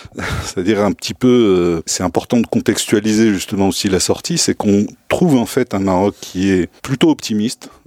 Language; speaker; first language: French; non-native, local second language; Tachelhit